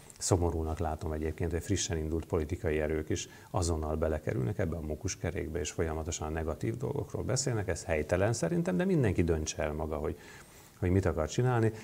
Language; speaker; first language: Hungarian; native; Hungarian